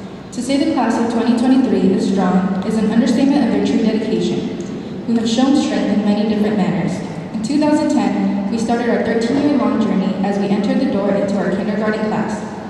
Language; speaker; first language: English; early bilingual, other home language; Spanish